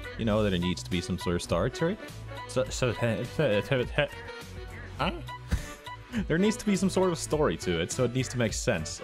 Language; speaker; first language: English; native; English